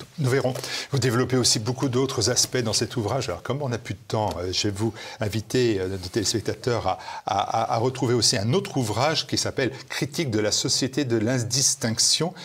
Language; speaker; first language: French; native; French